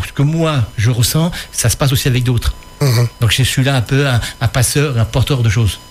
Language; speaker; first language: French; native; French